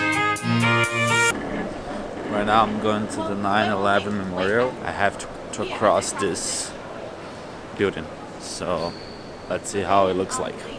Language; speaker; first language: English; non-native, learner; Portuguese